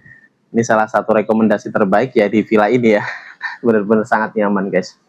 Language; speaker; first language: Indonesian; native; Indonesian